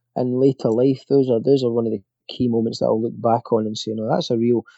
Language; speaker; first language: English; native; English